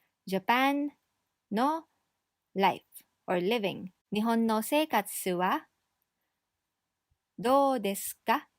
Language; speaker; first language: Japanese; non-native, fluent; English